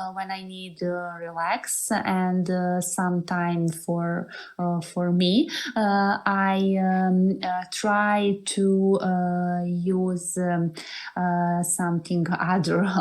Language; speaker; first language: English; non-native, learner; Serbian